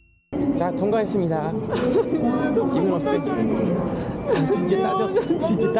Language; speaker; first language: Korean; non-native, fluent; English